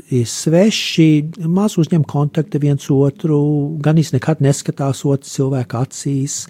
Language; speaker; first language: Latvian; early bilingual, heritage; Latvian